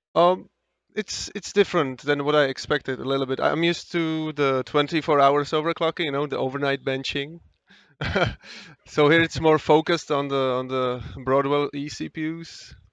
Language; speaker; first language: English; non-native, fluent; Czech